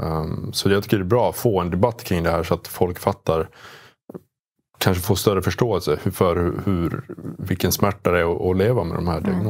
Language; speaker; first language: Swedish; native; Swedish